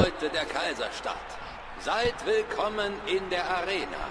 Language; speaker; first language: German; native; German